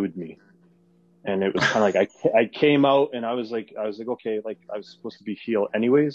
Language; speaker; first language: English; non-native, fluent; Arabic